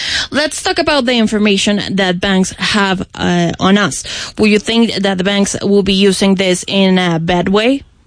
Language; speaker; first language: English; non-native, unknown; Spanish